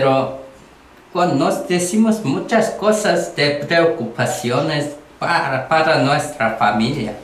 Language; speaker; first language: Spanish; non-native, learner; Korean